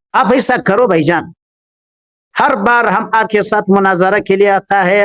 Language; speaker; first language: Hindi; non-native, learner; Pashto